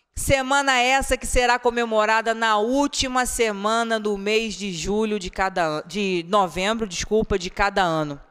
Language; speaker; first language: Portuguese; native; Portuguese